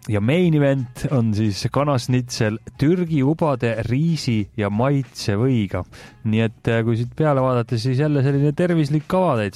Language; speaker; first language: Estonian; native; Estonian